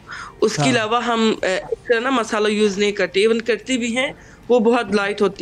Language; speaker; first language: Hindi; non-native, fluent; Turkish